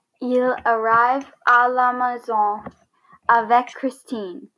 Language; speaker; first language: French; non-native, learner; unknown